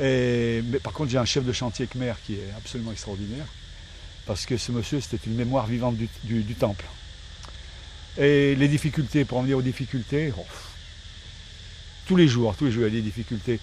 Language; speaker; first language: French; native; French